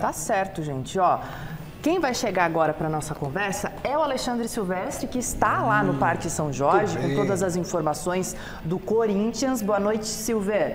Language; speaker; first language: Portuguese; native; Portuguese